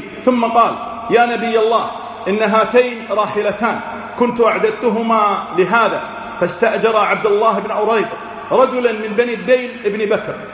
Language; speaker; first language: Arabic; native; Arabic